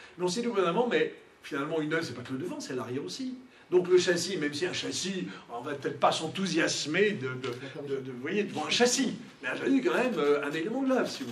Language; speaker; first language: French; native; French